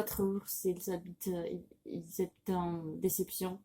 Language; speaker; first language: French; non-native, learner; Russian